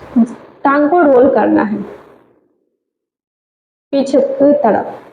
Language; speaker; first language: Hindi; non-native, local second language; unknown